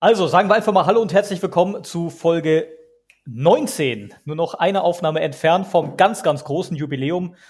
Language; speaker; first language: German; native; German